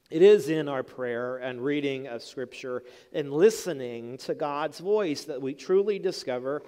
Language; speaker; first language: English; native; English